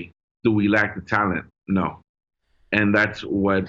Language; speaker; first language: English; early bilingual, other home language; Spanish